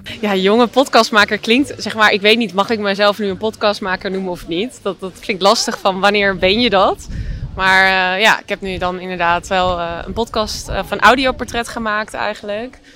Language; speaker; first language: Dutch; native; Dutch